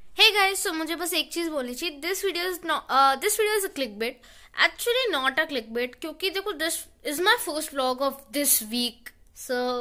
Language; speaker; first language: Hindi; native; Hindi